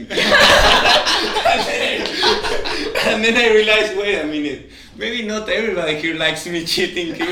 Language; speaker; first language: English; non-native, fluent; Spanish